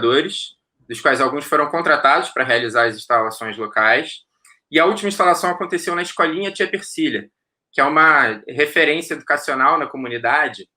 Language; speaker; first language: Portuguese; native; Portuguese